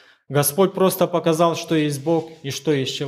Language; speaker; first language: Polish; non-native, learner; Ukrainian